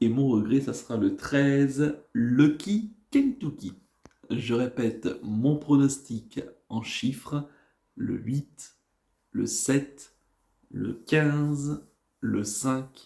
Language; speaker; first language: French; native; French